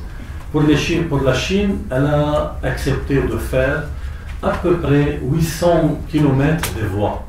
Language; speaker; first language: French; non-native, local second language; Arabic